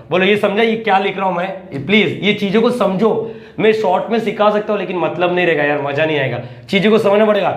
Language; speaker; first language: Hindi; non-native, local second language; Marathi